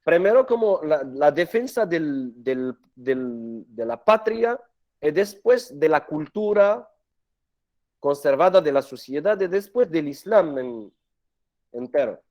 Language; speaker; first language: Spanish; non-native, fluent; Arabic